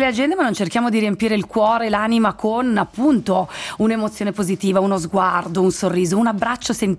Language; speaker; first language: Italian; native; Italian